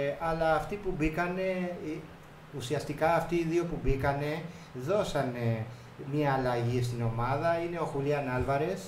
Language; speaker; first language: Greek; non-native, fluent; Spanish